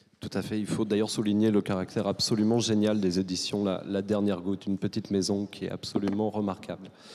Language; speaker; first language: French; native; French